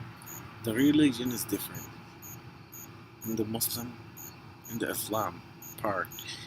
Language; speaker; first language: English; non-native, fluent; Arabic